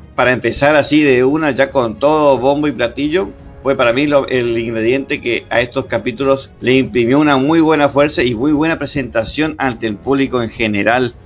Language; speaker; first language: Spanish; native; Spanish